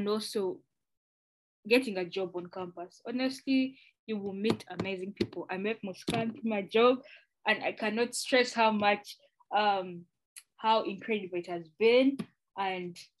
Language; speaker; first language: English; non-native, local second language; Ganda